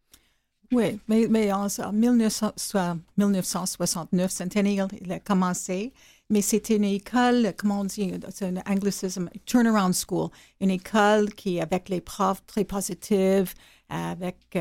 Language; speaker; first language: French; non-native, learner; English